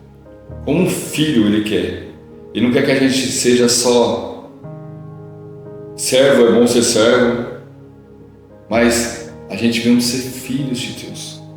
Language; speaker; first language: Portuguese; native; Portuguese